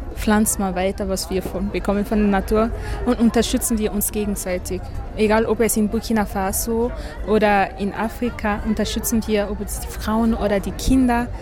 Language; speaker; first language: German; non-native, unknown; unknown